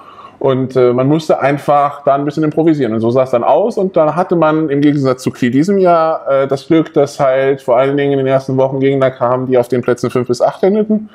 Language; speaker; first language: German; native; German